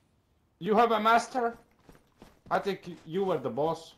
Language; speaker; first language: English; non-native, learner; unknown